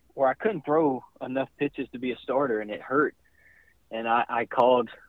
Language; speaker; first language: English; native; English